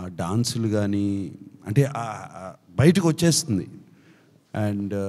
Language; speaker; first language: Telugu; native; Telugu